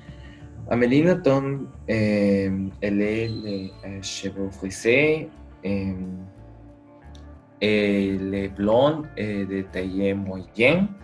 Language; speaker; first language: French; non-native, learner; Spanish